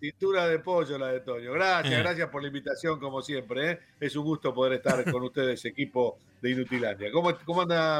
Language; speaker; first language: Spanish; native; Spanish